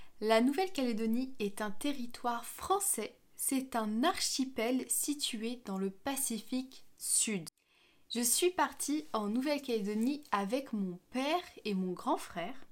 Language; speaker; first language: French; native; French